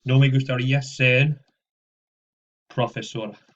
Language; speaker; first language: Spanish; non-native, fluent; English